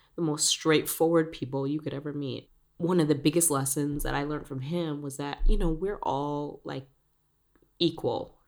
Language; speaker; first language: English; early bilingual, other home language; Spanish